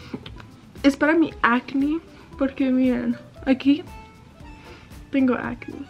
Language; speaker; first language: Spanish; early bilingual, heritage; Spanish